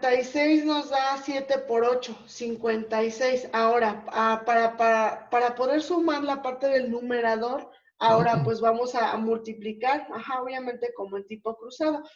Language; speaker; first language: Spanish; native; Spanish